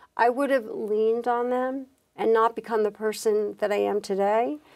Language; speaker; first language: English; native; English